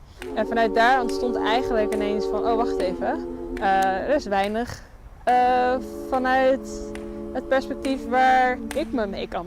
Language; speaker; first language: Dutch; native; Dutch